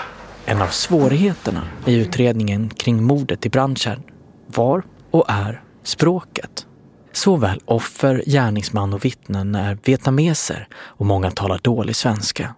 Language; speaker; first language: Swedish; native; Swedish